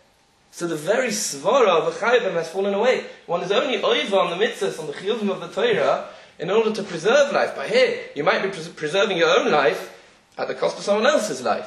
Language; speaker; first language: English; native; English